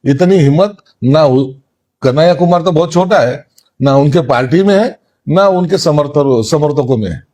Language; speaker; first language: Hindi; non-native, local second language; Marathi